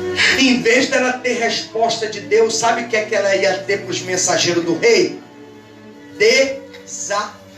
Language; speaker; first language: Portuguese; native; Portuguese